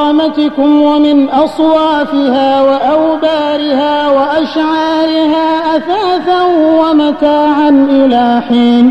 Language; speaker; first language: Arabic; native; Arabic